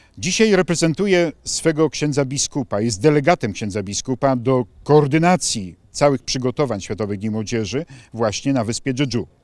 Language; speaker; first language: Polish; native; Polish